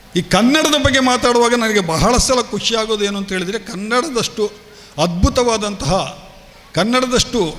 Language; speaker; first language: Kannada; non-native, local second language; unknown